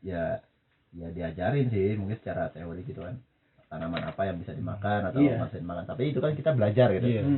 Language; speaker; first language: Indonesian; non-native, local second language; Javanese